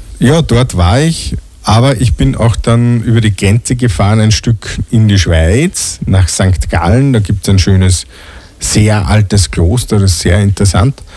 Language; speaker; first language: German; native; German